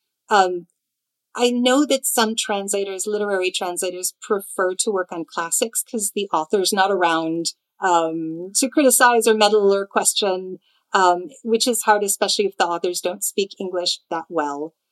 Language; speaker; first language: English; native; English